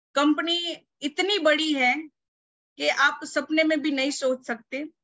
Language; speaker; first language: Hindi; non-native, local second language; Gujarati